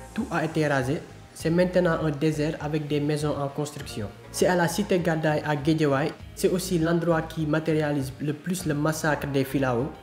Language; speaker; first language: French; non-native, local second language; Wolof